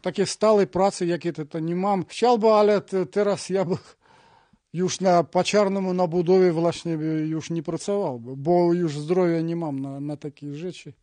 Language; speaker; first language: Polish; non-native, learner; Russian